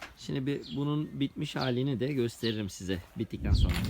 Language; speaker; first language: Turkish; early bilingual, heritage; Turkish